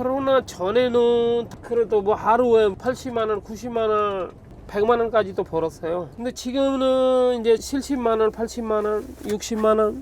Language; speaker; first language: Korean; non-native, fluent; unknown